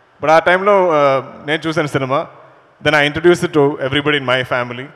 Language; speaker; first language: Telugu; non-native, learner; Malayalam